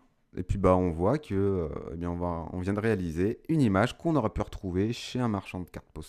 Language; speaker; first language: French; native; French